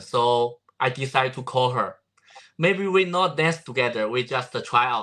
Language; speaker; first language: English; non-native, learner; Chinese